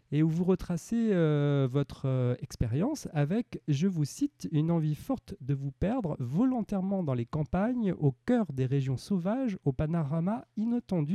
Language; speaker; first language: French; native; French